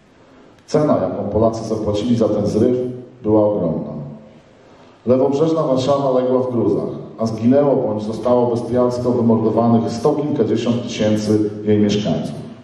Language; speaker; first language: Polish; native; Polish